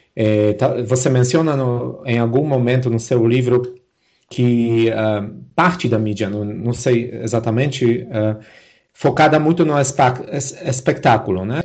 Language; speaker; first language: Portuguese; non-native, fluent; Polish